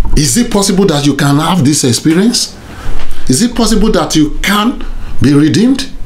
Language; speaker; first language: English; non-native, local second language; Yoruba